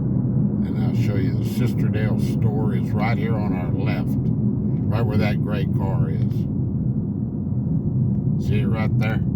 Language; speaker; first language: English; native; English